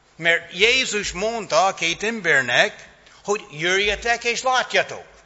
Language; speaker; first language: Hungarian; non-native, fluent; English